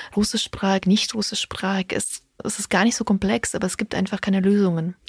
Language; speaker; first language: German; early bilingual, other home language; Russian